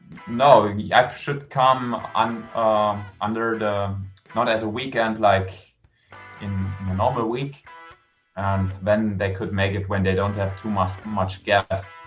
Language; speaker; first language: English; non-native, fluent; German